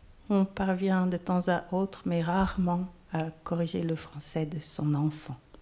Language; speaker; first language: French; non-native, fluent; English